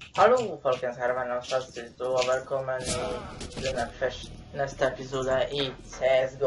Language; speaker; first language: Swedish; non-native, learner; Norwegian